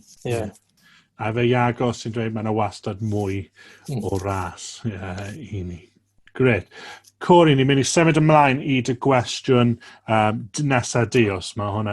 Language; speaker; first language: Welsh; native; Welsh